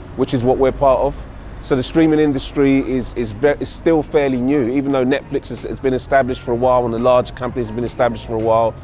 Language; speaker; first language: English; native; English